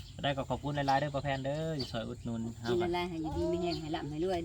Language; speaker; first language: Thai; non-native, local second language; Northeastern Thai